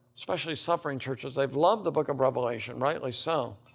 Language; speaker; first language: English; native; English